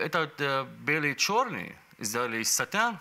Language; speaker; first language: Russian; non-native, learner; Arabic